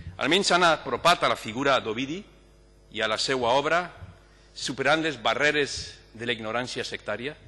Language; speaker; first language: Catalan; non-native, local second language; Spanish